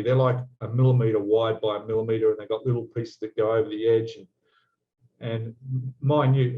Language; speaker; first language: English; native; English